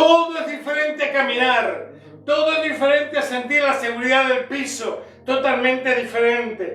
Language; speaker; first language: Spanish; native; Spanish